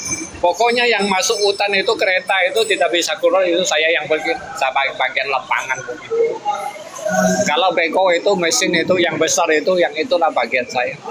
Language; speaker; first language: Indonesian; non-native, learner; Vietnamese